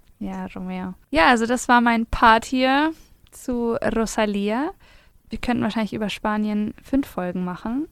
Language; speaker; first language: German; native; German